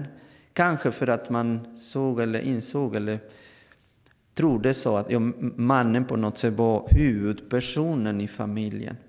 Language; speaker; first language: Swedish; non-native, fluent; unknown